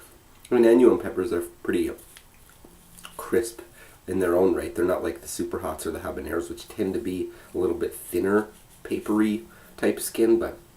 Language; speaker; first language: English; native; English